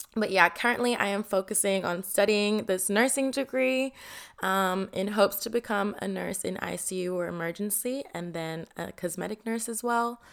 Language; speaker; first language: English; non-native, fluent; Indonesian